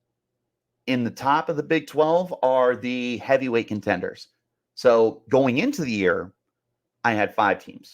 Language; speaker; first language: English; native; English